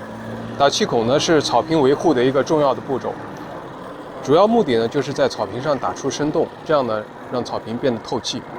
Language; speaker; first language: Chinese; native; Chinese